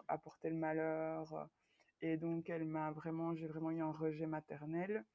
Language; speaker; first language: French; early bilingual, other home language; Swahili